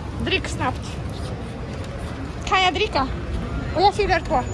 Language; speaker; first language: Swedish; non-native, learner; Russian